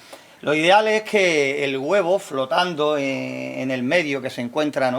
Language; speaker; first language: Spanish; native; Spanish